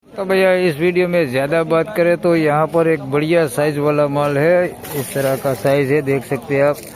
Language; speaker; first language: Hindi; non-native, local second language; Gujarati